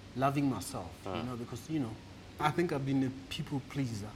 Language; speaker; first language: English; non-native, local second language; Southern Sotho